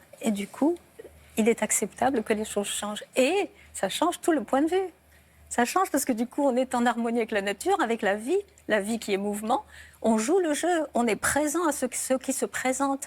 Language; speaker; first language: French; native; French